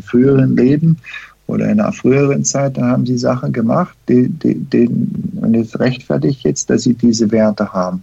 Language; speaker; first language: German; early bilingual, heritage; German